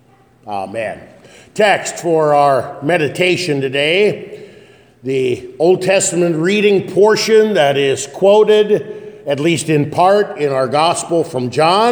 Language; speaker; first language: English; native; English